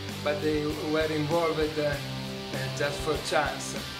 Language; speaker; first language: English; non-native, learner; Italian